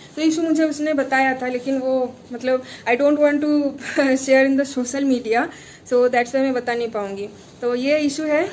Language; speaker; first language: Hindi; non-native, local second language; Bangla